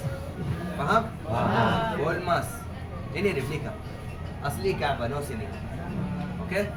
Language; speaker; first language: Indonesian; non-native, learner; Arabic